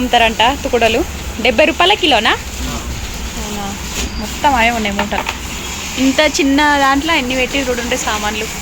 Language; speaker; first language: Telugu; native; Telugu